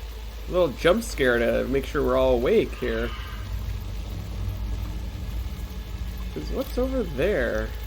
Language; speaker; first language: English; native; English